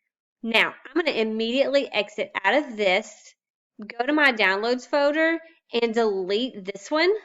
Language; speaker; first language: English; native; English